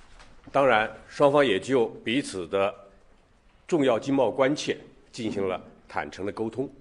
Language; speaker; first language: Chinese; native; Chinese